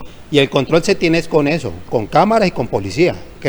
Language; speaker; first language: Spanish; native; Spanish